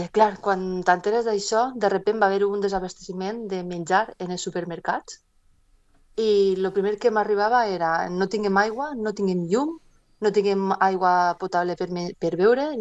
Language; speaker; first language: Catalan; non-native, local second language; Spanish